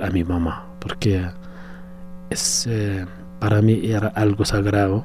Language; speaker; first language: Spanish; non-native, fluent; Arabic